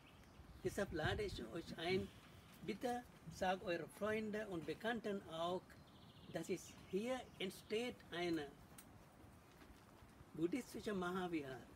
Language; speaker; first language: German; non-native, learner; Sinhala